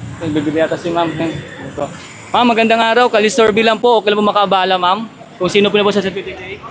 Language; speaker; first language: Filipino; native; Filipino